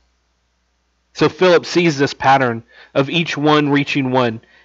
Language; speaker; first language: English; native; English